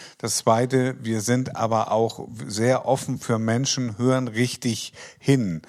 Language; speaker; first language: German; native; German